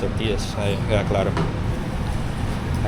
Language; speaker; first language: Spanish; non-native, learner; English